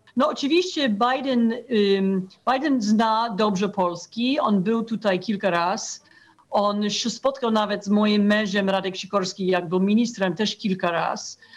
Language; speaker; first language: Polish; non-native, fluent; English